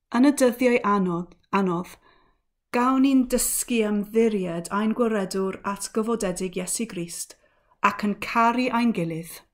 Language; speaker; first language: Welsh; non-native, learner; English